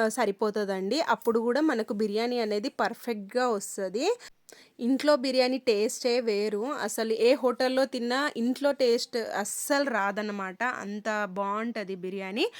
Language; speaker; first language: Telugu; native; Telugu